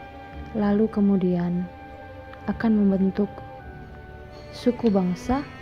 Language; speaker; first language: Indonesian; native; Indonesian